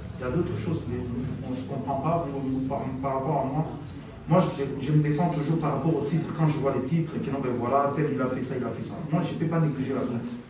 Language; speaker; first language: French; non-native, local second language; Lingala